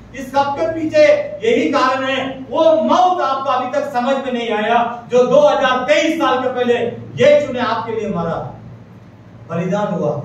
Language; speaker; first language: Hindi; non-native, local second language; Malayalam